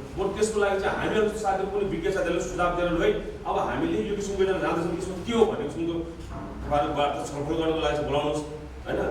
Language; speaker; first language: Nepali; native; Nepali